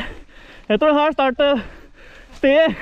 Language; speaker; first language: Norwegian; non-native, learner; Filipino